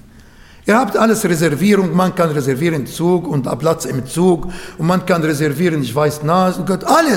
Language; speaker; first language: German; non-native, learner; Arabic